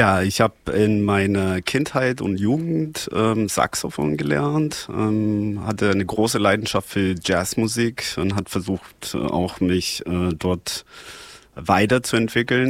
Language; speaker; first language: German; non-native, fluent; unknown